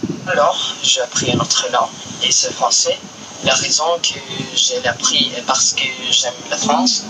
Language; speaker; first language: French; non-native, learner; Filipino